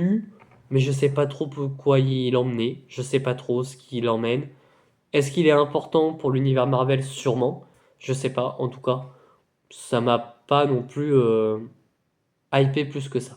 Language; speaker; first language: French; native; French